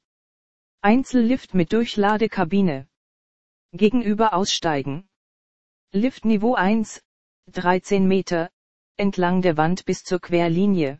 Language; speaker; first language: German; native; German